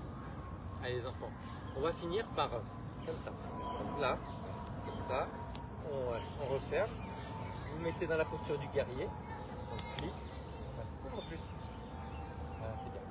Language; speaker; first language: French; native; French